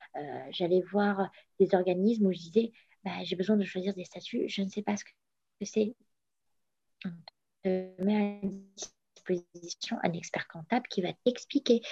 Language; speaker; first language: French; non-native, local second language; Arabic